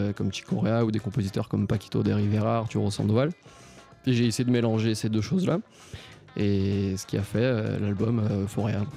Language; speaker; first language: French; native; French